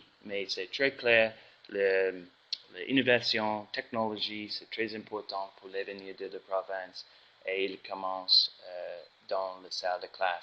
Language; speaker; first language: French; non-native, learner; English